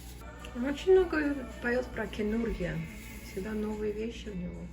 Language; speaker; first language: Russian; early bilingual, heritage; Russian